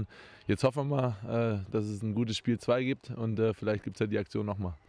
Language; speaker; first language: German; native; German